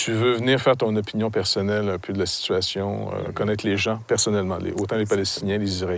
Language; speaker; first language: French; native; French